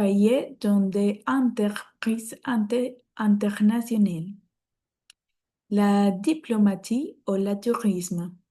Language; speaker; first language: French; non-native, learner; Spanish